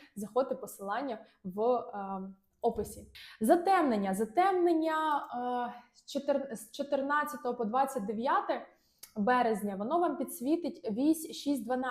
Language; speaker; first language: Ukrainian; non-native, local second language; Russian